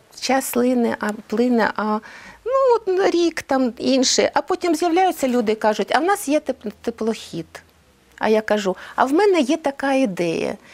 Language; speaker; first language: Ukrainian; non-native, local second language; Russian